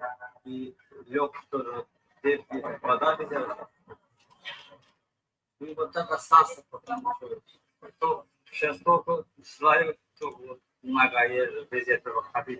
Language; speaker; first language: Russian; non-native, learner; Turkmen